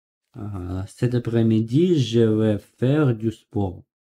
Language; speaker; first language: French; non-native, learner; Russian